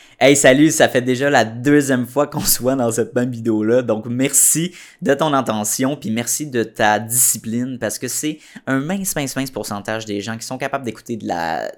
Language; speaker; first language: French; native; French